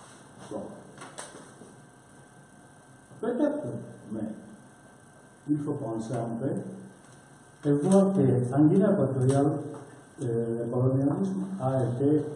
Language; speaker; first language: French; non-native, learner; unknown